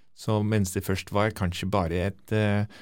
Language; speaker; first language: Norwegian; non-native, fluent; Dutch